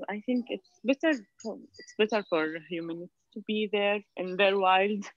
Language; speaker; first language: English; non-native, fluent; Arabic